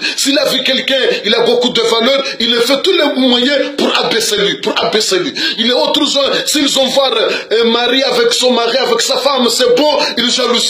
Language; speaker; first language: French; non-native, learner; Comorian